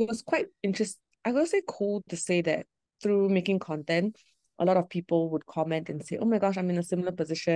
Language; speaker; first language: English; native; English